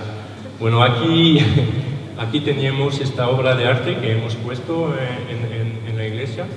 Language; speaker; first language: Spanish; non-native, learner; French